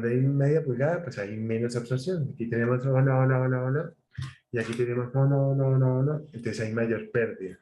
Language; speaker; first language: Spanish; native; Spanish